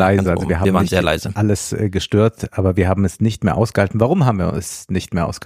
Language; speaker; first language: German; native; German